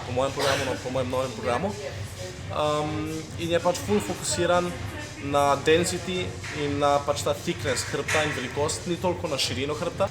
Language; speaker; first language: Slovenian; native; Slovenian